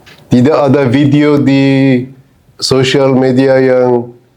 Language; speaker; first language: Indonesian; non-native, fluent; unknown